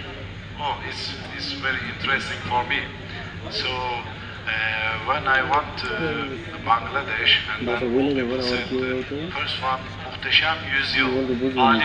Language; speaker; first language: English; non-native, learner; Turkish